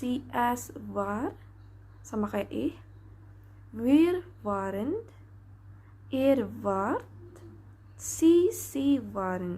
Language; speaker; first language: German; non-native, learner; Indonesian